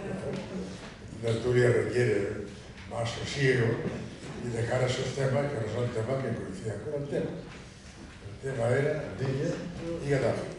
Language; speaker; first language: Spanish; native; Spanish